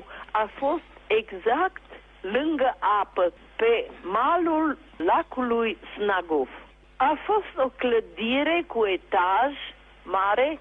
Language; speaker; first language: Romanian; non-native, local second language; German